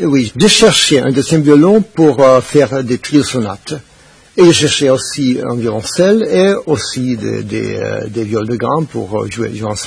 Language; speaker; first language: French; non-native, fluent; Spanish